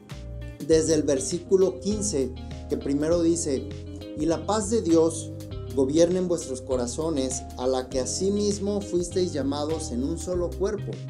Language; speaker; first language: Spanish; native; Spanish